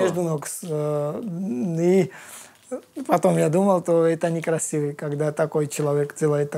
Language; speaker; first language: Russian; non-native, learner; Georgian